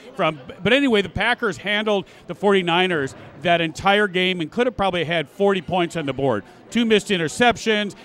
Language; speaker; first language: English; native; English